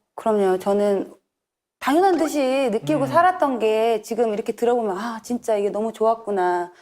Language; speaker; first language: Korean; non-native, fluent; Filipino